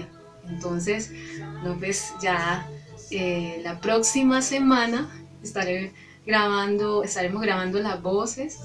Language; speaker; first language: Spanish; native; Spanish